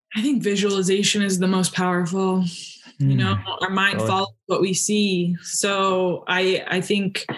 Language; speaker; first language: English; native; English